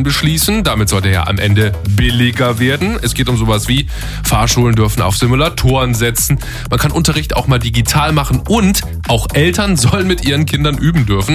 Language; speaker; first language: German; native; German